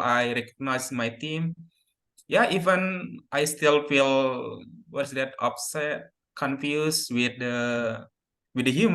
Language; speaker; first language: English; non-native, learner; Indonesian